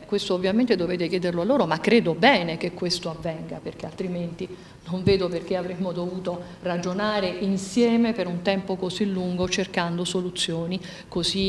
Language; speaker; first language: Italian; native; Italian